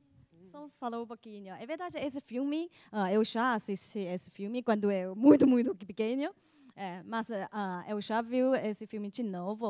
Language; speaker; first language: Portuguese; non-native, learner; Chinese